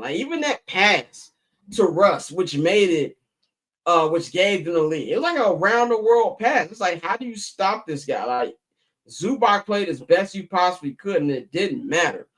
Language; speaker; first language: English; native; English